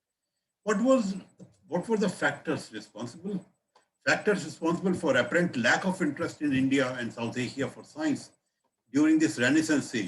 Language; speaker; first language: English; non-native, local second language; Hindi